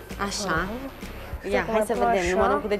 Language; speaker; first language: Romanian; native; Romanian